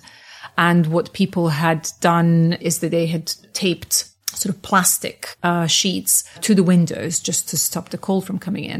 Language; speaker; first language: English; non-native, fluent; Bosnian